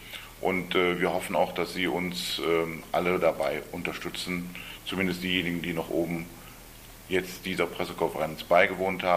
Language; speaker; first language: German; native; German